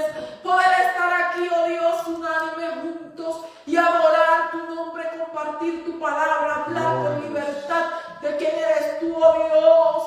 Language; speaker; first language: Spanish; native; Spanish